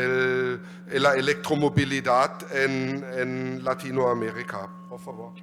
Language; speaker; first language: Spanish; non-native, learner; German